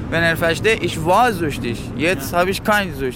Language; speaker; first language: German; non-native, learner; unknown